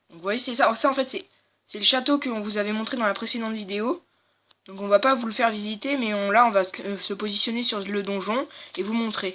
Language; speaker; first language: French; native; French